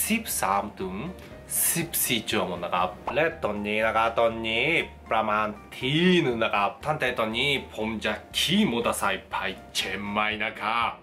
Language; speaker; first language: Thai; non-native, learner; Japanese